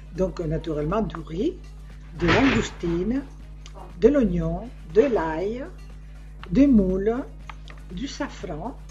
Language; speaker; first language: French; non-native, fluent; Spanish